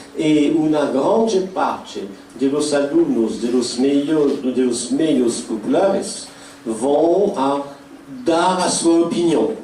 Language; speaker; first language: Spanish; non-native, fluent; French